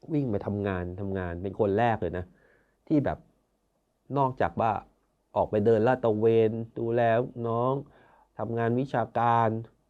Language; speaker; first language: Thai; native; Thai